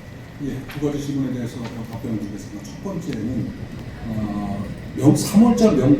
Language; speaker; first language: Korean; native; Korean